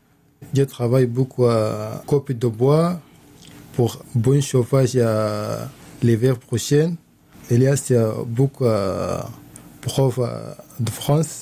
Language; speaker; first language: French; non-native, learner; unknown